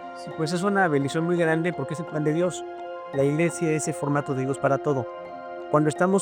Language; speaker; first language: Spanish; native; Spanish